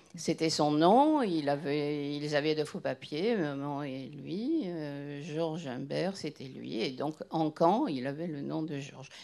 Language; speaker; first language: French; native; French